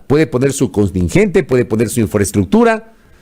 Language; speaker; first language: Spanish; native; Spanish